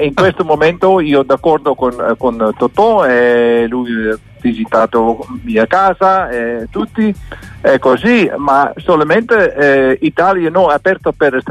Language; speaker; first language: Italian; non-native, learner; Dutch